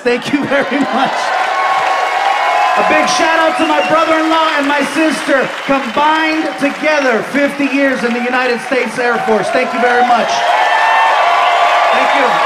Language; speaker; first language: English; native; English